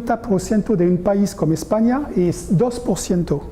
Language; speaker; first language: Spanish; non-native, learner; French